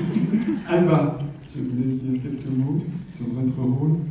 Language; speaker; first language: French; native; French